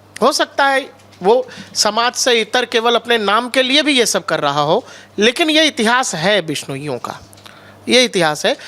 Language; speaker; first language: Hindi; native; Hindi